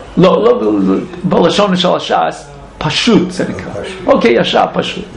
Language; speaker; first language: Hebrew; non-native, fluent; English